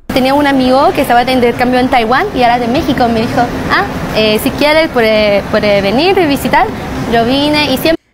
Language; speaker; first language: Spanish; non-native, fluent; Chinese